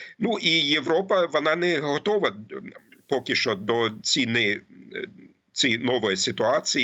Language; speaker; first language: Ukrainian; non-native, fluent; German